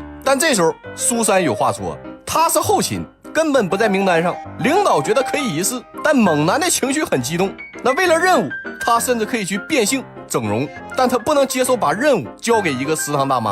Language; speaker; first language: Chinese; native; Chinese